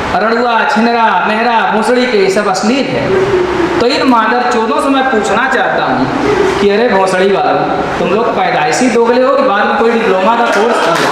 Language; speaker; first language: Hindi; native; Hindi